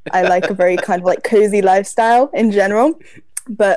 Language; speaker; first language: English; native; English